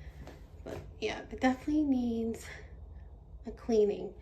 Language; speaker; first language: English; native; English